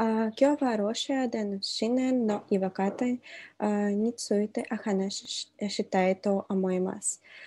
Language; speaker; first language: Japanese; non-native, learner; Russian